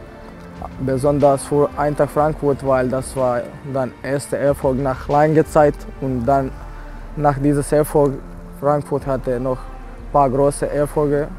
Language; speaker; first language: German; non-native, fluent; Serbian